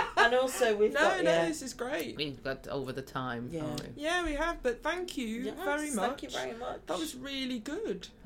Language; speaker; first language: English; non-native, fluent; Spanish